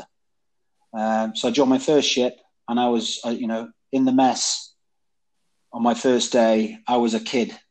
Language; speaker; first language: English; native; English